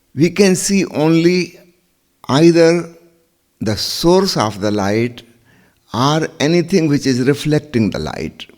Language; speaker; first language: English; non-native, local second language; Hindi